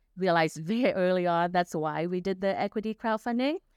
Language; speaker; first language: English; non-native, fluent; Vietnamese